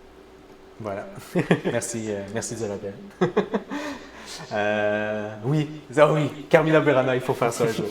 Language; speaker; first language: French; native; French